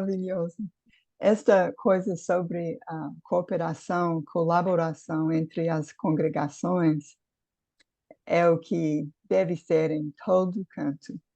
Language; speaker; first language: Portuguese; non-native, fluent; English